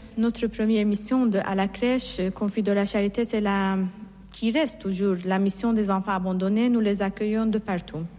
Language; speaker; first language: French; non-native, fluent; Persian